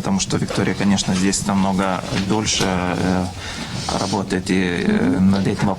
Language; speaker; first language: Russian; non-native, fluent; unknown